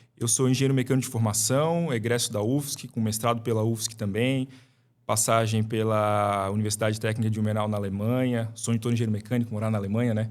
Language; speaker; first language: Portuguese; native; Portuguese